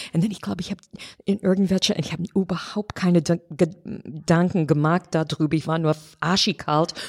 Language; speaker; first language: German; non-native, fluent; English